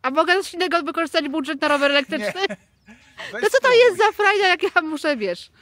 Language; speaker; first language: Polish; native; Polish